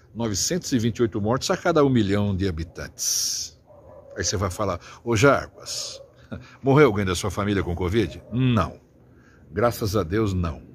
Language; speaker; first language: Portuguese; native; Portuguese